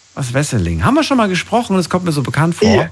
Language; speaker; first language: German; native; German